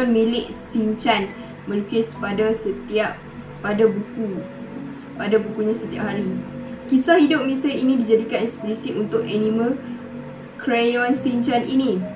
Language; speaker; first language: Malay; native; Malay